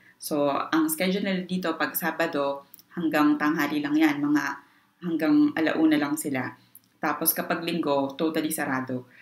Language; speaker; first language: Filipino; native; Filipino